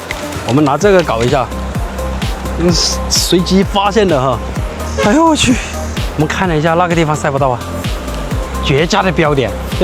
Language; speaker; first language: Chinese; native; Chinese